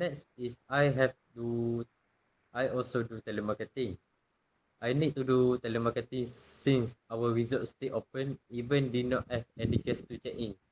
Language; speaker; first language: English; non-native, local second language; Malay